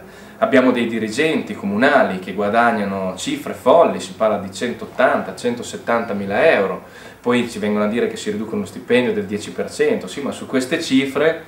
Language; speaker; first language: Italian; native; Italian